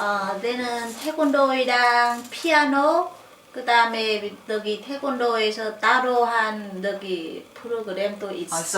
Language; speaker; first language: Korean; non-native, learner; Vietnamese